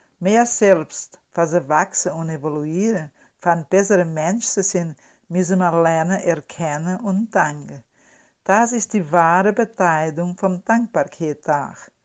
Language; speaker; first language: German; non-native, learner; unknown